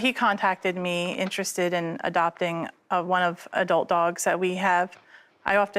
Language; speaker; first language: English; native; English